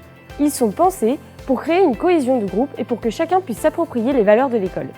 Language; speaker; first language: French; native; French